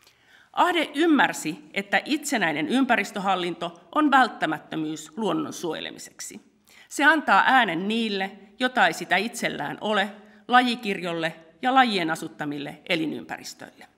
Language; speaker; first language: Finnish; native; Finnish